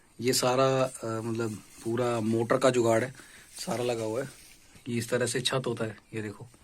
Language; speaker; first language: Hindi; non-native, local second language; Punjabi